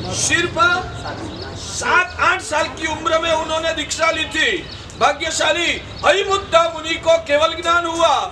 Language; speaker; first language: Hindi; non-native, local second language; Gujarati